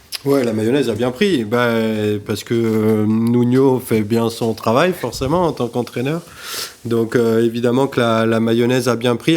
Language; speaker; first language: French; native; French